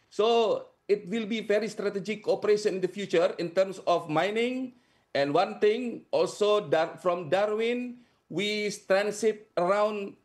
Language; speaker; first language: English; non-native, fluent; Indonesian